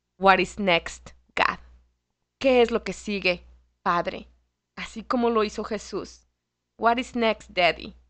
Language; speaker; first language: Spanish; native; Spanish